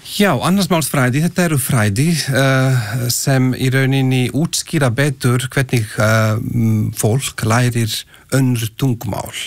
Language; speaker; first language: Icelandic; non-native, fluent; Slovak